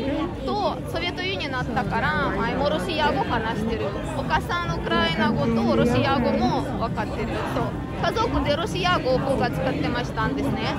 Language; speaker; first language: Japanese; non-native, learner; Russian